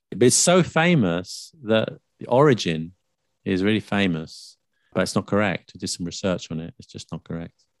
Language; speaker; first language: English; native; English